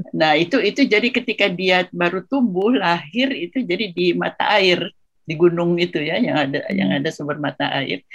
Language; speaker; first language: Indonesian; non-native, local second language; Sundanese